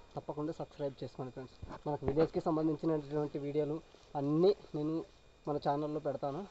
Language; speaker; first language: Telugu; non-native, local second language; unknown